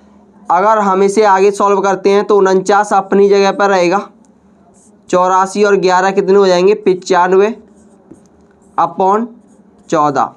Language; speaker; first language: Hindi; native; Hindi